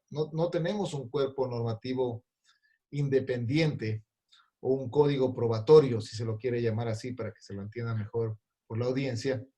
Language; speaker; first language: Spanish; native; Spanish